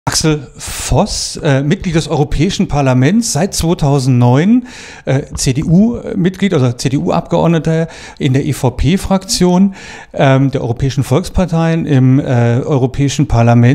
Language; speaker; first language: German; native; German